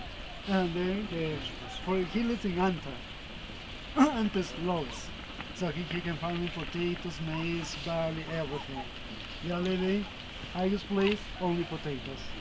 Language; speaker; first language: English; non-native, learner; Spanish